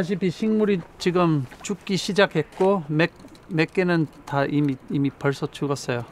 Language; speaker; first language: Korean; non-native, fluent; English